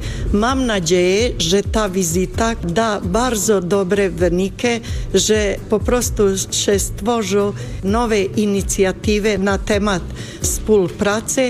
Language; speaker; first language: Polish; non-native, fluent; Bosnian